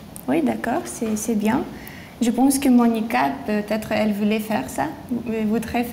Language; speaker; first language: French; non-native, learner; Lithuanian